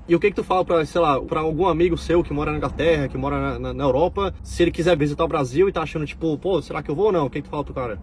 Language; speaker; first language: Portuguese; native; Portuguese